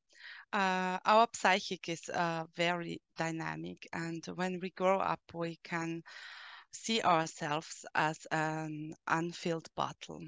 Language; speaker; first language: English; non-native, fluent; German